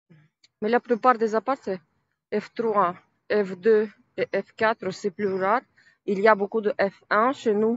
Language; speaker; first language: French; non-native, fluent; Russian